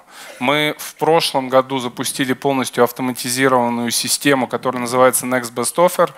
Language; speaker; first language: Russian; native; Russian